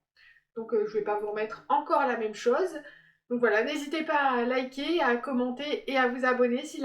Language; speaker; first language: French; native; French